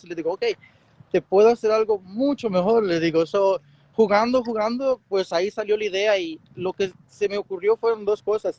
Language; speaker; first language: Spanish; early bilingual, heritage; Spanish